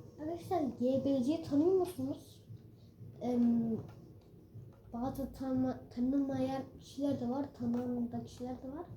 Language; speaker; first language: Turkish; early bilingual, heritage; Turkish